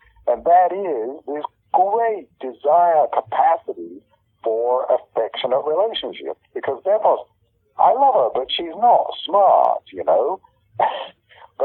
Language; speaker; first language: English; native; English